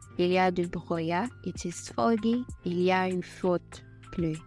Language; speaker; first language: French; non-native, learner; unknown